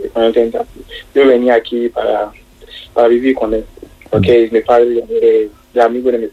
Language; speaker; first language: Spanish; non-native, learner; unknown